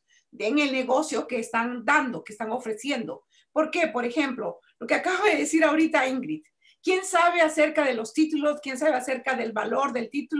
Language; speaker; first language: Spanish; native; Spanish